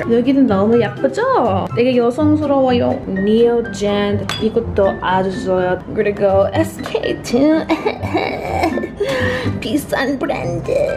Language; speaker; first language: Korean; non-native, fluent; English